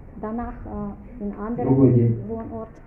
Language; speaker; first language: German; non-native, fluent; Russian